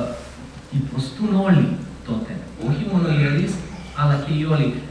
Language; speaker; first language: Greek; non-native, fluent; Macedonian